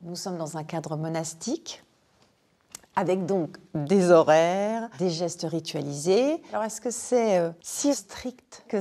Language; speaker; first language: French; native; French